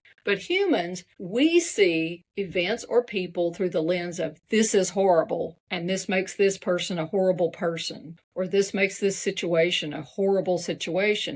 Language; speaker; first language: English; native; English